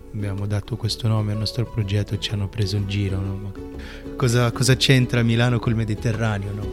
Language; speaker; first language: Italian; non-native, fluent; Arabic